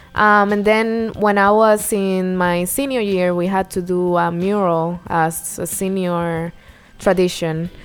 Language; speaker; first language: English; non-native, fluent; Spanish